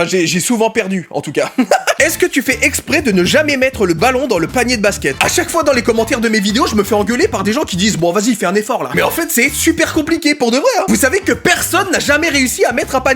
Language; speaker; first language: French; native; French